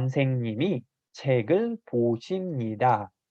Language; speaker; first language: Korean; non-native, fluent; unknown